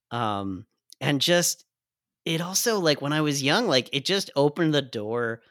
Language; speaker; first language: English; native; English